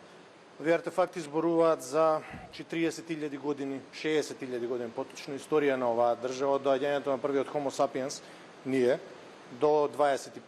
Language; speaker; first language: Macedonian; native; Macedonian